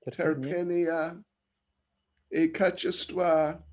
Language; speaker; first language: Russian; non-native, learner; English